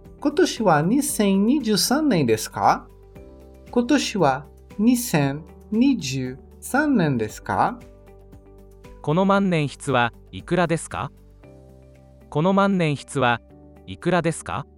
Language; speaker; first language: Japanese; non-native, learner; Portuguese